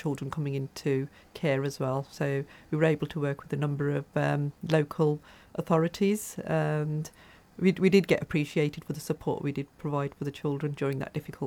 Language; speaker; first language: English; native; English